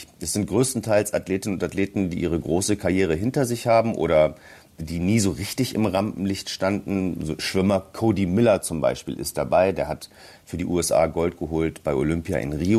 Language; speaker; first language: German; native; German